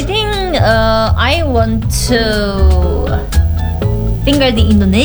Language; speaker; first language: English; non-native, learner; Korean